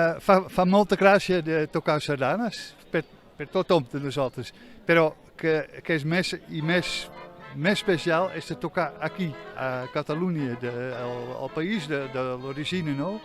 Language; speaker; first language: Catalan; non-native, fluent; Dutch